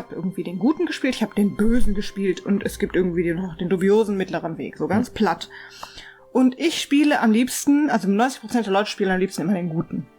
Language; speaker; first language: German; native; German